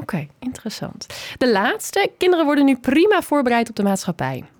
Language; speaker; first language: Dutch; native; Dutch